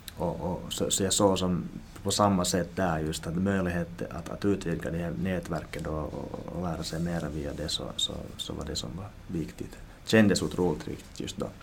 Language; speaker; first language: Swedish; native; Swedish